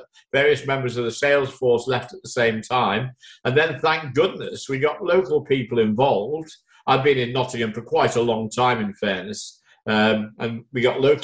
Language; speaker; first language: English; native; English